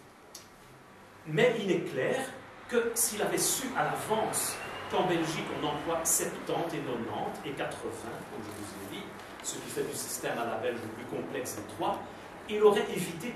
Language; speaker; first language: French; native; French